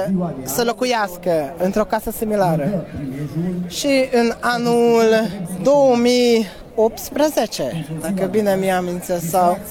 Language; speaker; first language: Romanian; non-native, learner; Hungarian